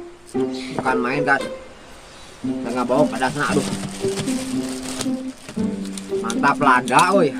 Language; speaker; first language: Indonesian; non-native, local second language; Sundanese